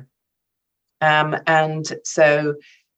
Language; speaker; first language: English; native; English